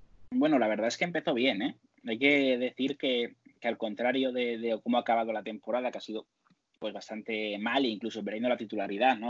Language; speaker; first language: Spanish; native; Spanish